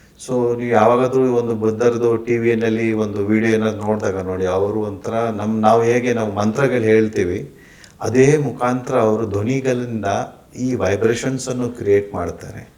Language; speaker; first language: Kannada; non-native, local second language; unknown